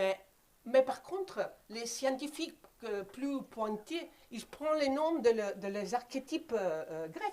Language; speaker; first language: French; non-native, fluent; Spanish